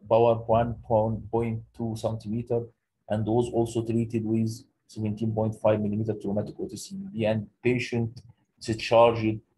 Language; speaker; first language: English; non-native, local second language; Arabic